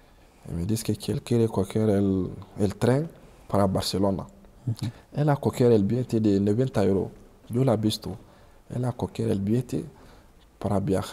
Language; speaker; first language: Spanish; non-native, learner; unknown